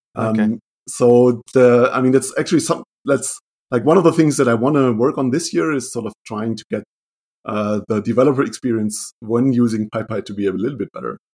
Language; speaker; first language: English; non-native, fluent; German